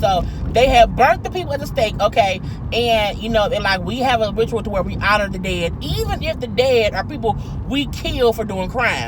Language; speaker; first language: English; native; English